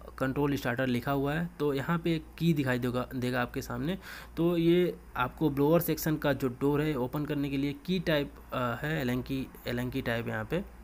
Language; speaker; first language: Hindi; native; Hindi